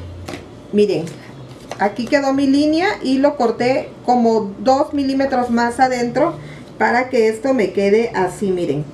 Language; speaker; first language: Spanish; native; Spanish